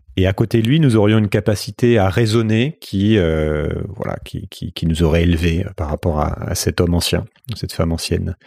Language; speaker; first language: French; native; French